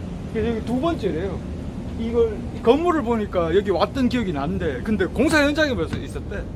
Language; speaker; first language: Korean; native; Korean